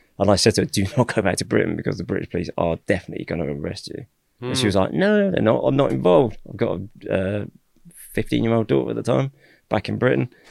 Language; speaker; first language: English; native; English